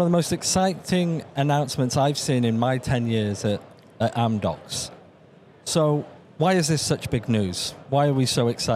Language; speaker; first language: English; native; English